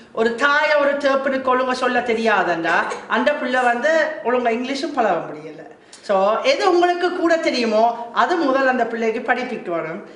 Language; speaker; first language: Tamil; non-native, fluent; German